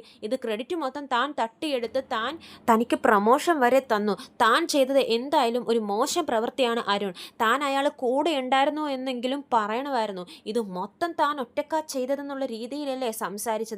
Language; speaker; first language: Malayalam; native; Malayalam